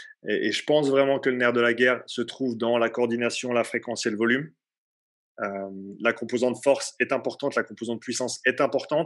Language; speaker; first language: French; native; French